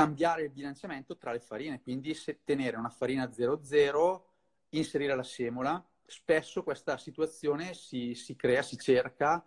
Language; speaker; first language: Italian; native; Italian